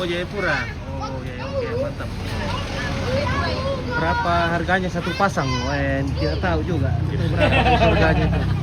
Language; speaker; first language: Indonesian; non-native, local second language; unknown